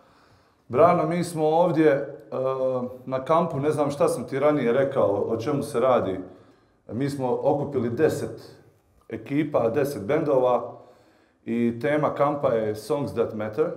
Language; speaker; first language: Bosnian; native; Bosnian